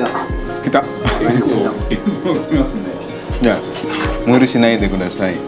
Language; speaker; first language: Japanese; non-native, learner; Indonesian